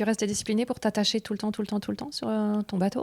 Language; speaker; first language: French; native; French